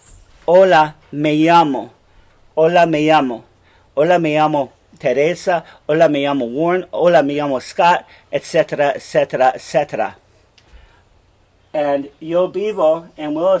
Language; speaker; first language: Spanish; non-native, fluent; English